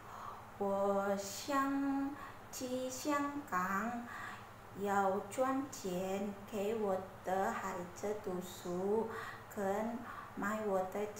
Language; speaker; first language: Chinese; non-native, learner; Indonesian